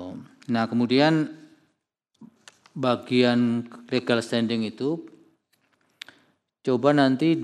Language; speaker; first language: Indonesian; native; Indonesian